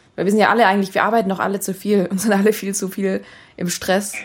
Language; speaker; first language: German; native; German